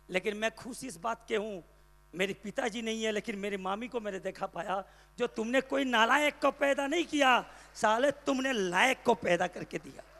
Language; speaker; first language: Hindi; non-native, local second language; Bangla